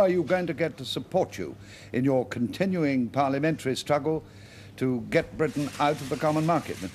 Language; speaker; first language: English; native; English